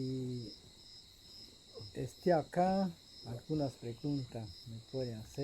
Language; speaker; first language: Spanish; non-native, local second language; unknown